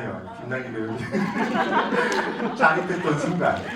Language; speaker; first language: Korean; native; Korean